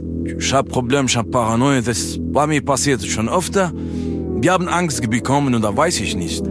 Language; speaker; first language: German; non-native, learner; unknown